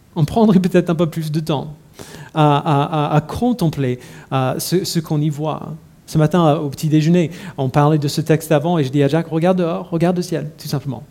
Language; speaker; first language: French; non-native, fluent; English